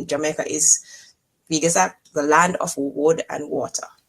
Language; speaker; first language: German; non-native, fluent; English